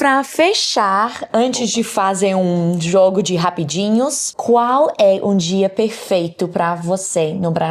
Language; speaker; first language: Portuguese; non-native, learner; English